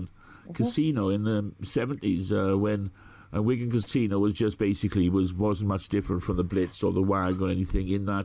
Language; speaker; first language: English; native; English